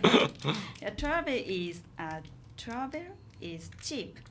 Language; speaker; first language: English; non-native, learner; Japanese